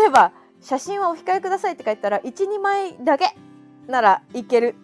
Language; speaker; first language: Japanese; native; Japanese